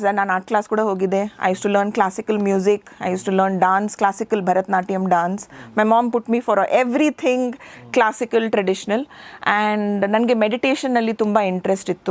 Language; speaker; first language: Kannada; non-native, local second language; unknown